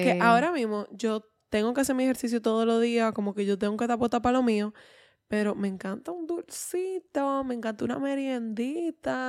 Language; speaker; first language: Spanish; native; Spanish